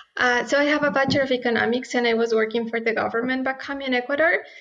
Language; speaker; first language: English; non-native, fluent; Spanish